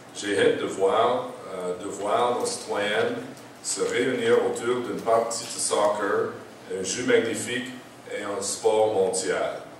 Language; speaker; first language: French; non-native, local second language; English